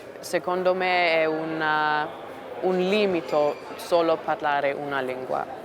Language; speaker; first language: Italian; non-native, learner; English